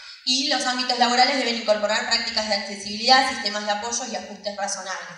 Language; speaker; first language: Spanish; native; Spanish